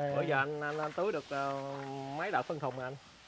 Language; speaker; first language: Vietnamese; native; Vietnamese